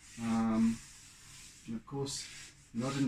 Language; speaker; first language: English; native; English